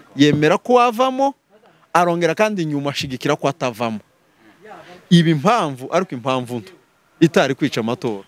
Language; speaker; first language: Kinyarwanda; native; Kinyarwanda